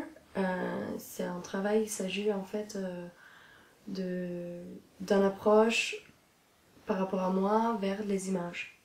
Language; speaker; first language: French; non-native, fluent; Italian